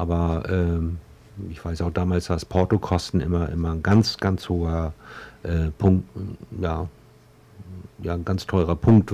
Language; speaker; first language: German; native; German